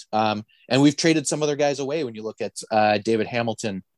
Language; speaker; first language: English; native; English